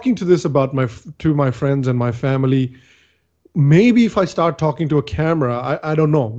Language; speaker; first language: English; non-native, local second language; Hindi